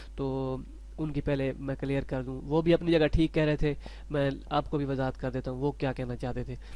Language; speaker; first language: Urdu; non-native, local second language; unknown